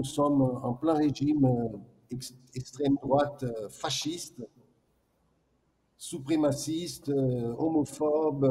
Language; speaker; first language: French; non-native, fluent; Portuguese